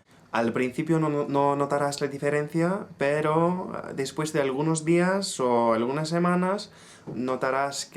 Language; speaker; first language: Spanish; non-native, fluent; English